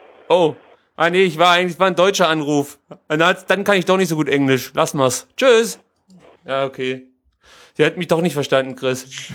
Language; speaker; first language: German; native; German